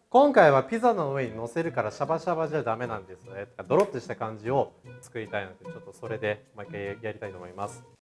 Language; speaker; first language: Japanese; non-native, fluent; Filipino